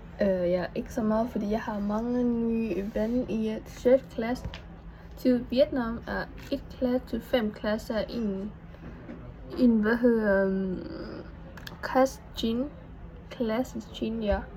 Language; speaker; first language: Danish; non-native, learner; Vietnamese